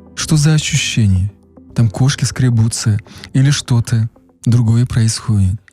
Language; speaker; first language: Russian; non-native, local second language; Chuvash